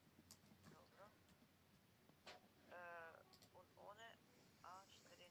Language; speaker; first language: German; non-native, learner; Macedonian